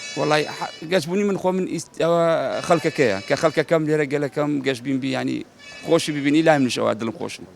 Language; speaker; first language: Central Kurdish; native; Central Kurdish